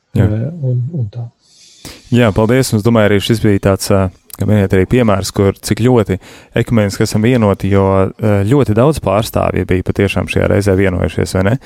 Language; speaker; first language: Latvian; native; Latvian